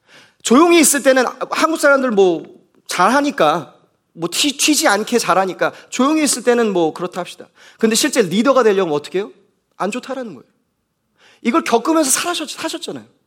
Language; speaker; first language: Korean; native; Korean